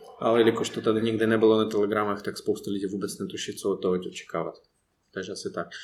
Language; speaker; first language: Czech; non-native, fluent; Russian